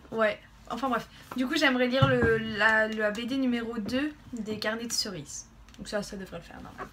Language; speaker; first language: French; native; French